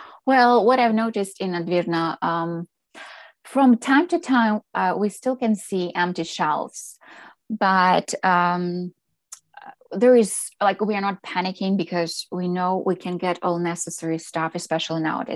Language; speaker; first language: English; non-native, fluent; Ukrainian